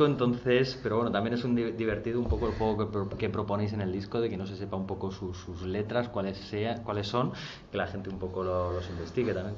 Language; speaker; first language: Spanish; native; Spanish